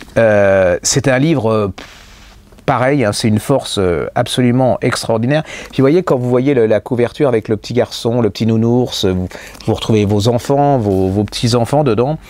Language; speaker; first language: French; native; French